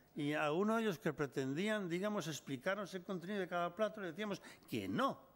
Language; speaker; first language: Spanish; native; Spanish